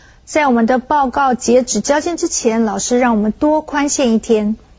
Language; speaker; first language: Chinese; native; Chinese